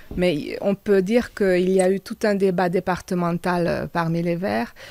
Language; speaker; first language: French; non-native, fluent; Hungarian